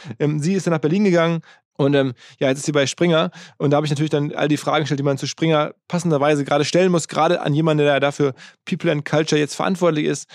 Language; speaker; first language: German; native; German